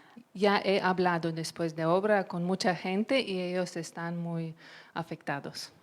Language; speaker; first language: Spanish; non-native, learner; Lithuanian